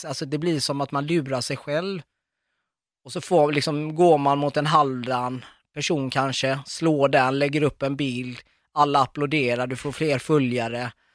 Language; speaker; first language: Swedish; early bilingual, other home language; Arabic